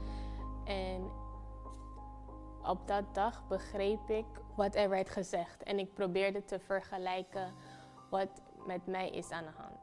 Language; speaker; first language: Dutch; non-native, fluent; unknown